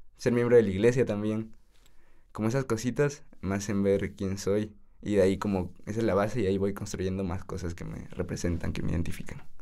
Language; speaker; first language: Spanish; native; Spanish